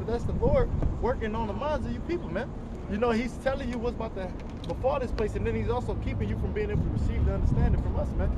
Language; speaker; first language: English; native; English